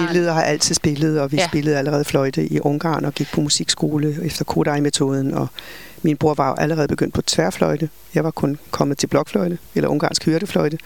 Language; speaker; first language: Danish; native; Danish